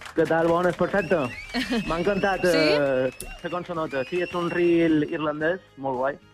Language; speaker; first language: Catalan; native; Catalan